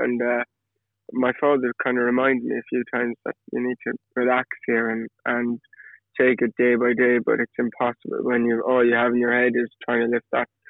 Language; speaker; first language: English; native; English